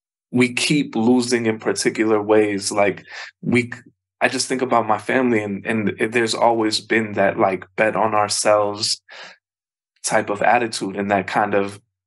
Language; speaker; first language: English; early bilingual, other home language; Spanish